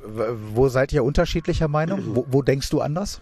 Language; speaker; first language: German; native; German